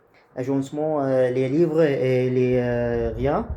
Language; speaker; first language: French; non-native, learner; Arabic